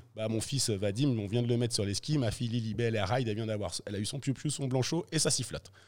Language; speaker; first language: French; native; French